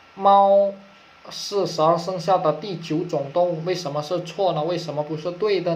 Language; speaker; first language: Chinese; non-native, fluent; Indonesian